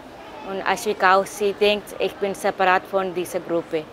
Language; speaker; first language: German; non-native, learner; Tamil